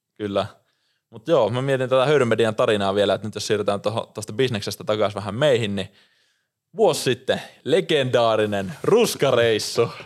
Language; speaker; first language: Finnish; native; Finnish